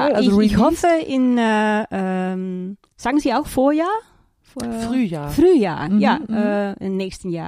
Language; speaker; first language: German; non-native, learner; Dutch